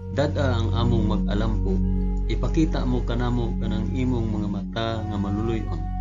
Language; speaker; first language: Cebuano; non-native, local second language; Hiligaynon